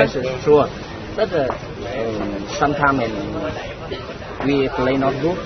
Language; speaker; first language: English; non-native, learner; Vietnamese